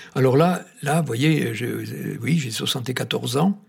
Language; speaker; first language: French; native; French